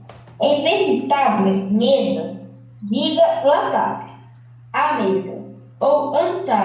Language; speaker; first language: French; non-native, learner; Portuguese